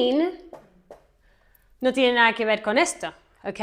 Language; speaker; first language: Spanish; non-native, fluent; English